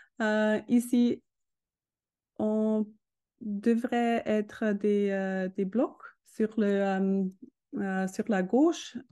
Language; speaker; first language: French; non-native, learner; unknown